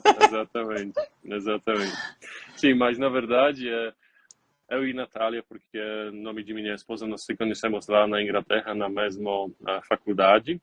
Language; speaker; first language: Portuguese; non-native, learner; Polish